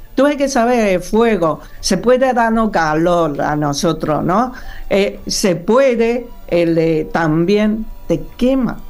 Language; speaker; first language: Spanish; non-native, learner; Chinese